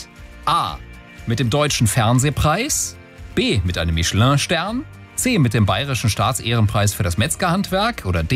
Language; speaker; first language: German; native; German